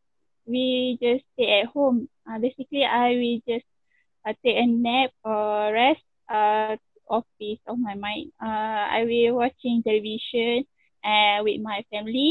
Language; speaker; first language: English; non-native, local second language; Malay